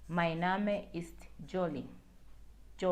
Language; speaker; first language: German; non-native, learner; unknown